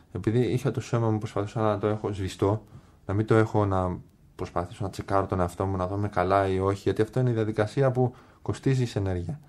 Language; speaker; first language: Greek; native; Greek